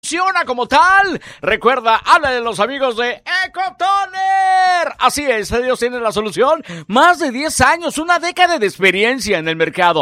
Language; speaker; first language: Spanish; native; Spanish